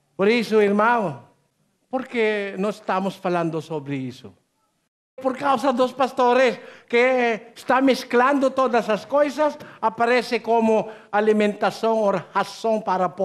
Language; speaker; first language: Portuguese; non-native, learner; Filipino